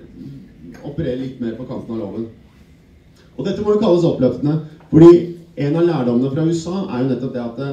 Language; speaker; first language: Norwegian; native; Norwegian